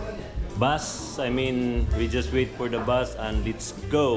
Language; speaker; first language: English; non-native, learner; Filipino